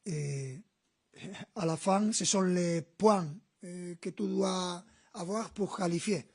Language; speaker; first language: French; non-native, learner; Spanish